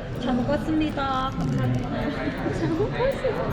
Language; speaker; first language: Korean; non-native, learner; Khmer